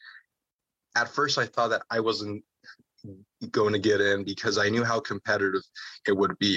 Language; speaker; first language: English; native; English